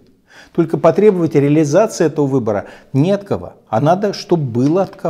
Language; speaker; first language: Russian; native; Russian